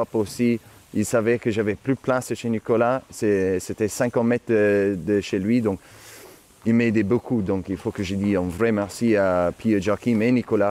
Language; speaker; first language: French; non-native, fluent; English